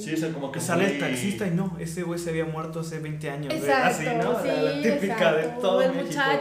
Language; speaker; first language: Spanish; native; Spanish